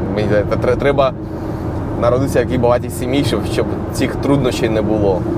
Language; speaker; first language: Ukrainian; non-native, local second language; Russian